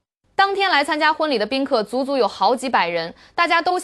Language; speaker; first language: Chinese; native; Chinese